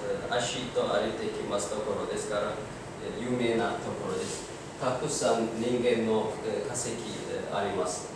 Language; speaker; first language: Japanese; non-native, learner; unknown